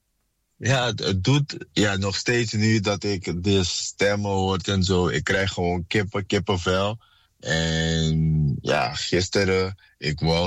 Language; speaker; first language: Dutch; non-native, fluent; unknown